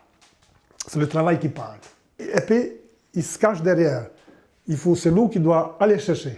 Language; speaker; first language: French; non-native, learner; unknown